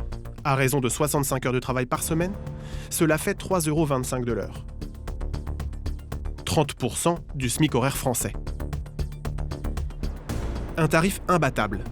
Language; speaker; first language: French; native; French